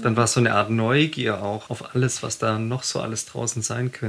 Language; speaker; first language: German; native; German